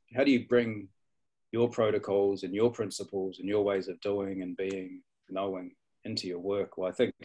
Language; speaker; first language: English; native; English